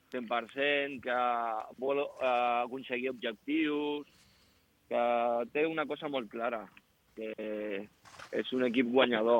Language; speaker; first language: Catalan; non-native, local second language; Spanish